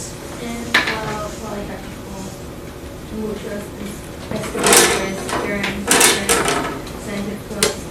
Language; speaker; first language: Spanish; non-native, learner; English